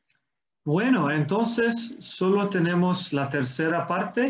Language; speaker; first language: Spanish; non-native, fluent; English